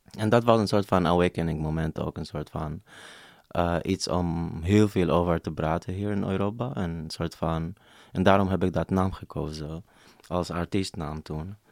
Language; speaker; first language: Dutch; non-native, fluent; Arabic